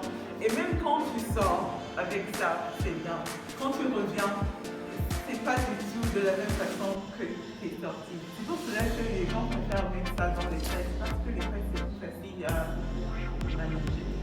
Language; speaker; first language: French; non-native, local second language; Kinyarwanda